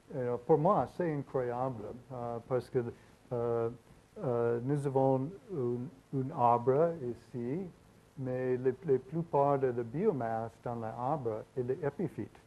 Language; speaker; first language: French; non-native, learner; English